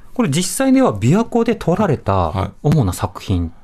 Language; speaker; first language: Japanese; native; Japanese